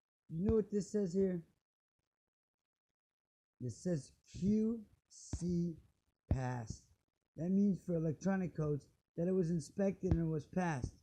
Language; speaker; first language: English; native; English